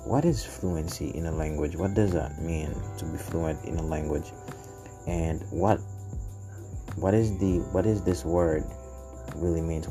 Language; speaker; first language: English; non-native, fluent; Haitian Creole